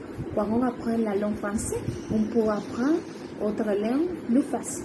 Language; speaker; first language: French; non-native, learner; Spanish